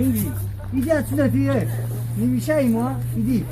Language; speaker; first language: Russian; non-native, learner; Tajik